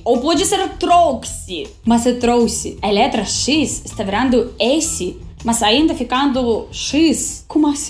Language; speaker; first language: Portuguese; non-native, fluent; Russian